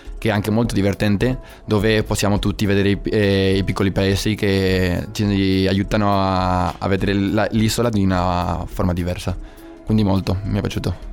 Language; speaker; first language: Italian; non-native, learner; Spanish